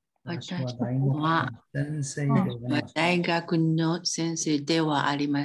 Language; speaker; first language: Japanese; non-native, learner; Chinese